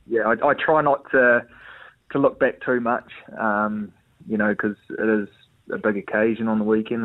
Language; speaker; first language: English; native; English